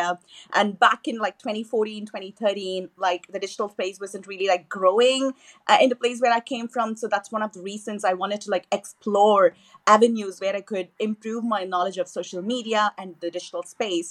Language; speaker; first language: English; non-native, local second language; Tamil